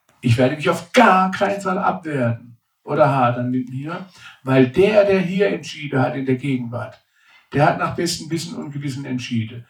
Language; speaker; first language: German; native; German